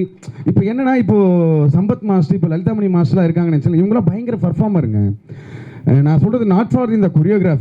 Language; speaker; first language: Tamil; native; Tamil